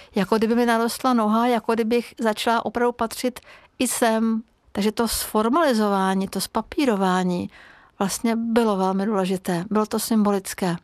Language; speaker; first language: Czech; non-native, fluent; Hungarian